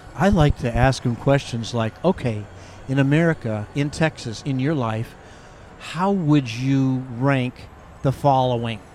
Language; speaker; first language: English; native; English